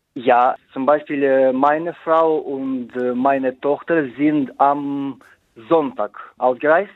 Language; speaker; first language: German; non-native, fluent; Ukrainian